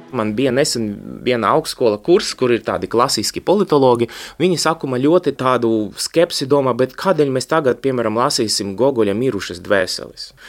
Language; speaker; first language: Latvian; non-native, local second language; Russian